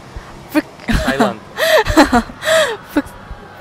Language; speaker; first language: Russian; native; Russian